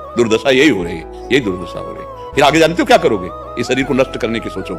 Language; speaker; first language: Hindi; native; Hindi